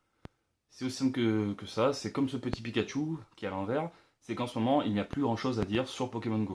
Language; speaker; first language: French; native; French